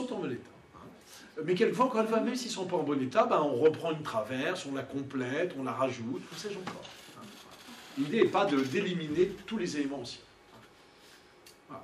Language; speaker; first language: French; native; French